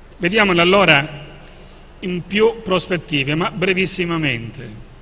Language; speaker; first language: Italian; native; Italian